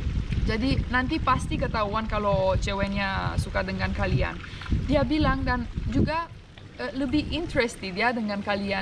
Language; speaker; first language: Indonesian; non-native, fluent; Romanian